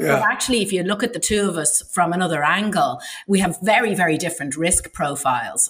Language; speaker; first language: English; native; English